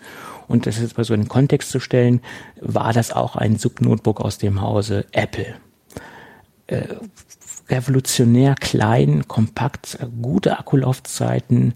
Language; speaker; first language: German; native; German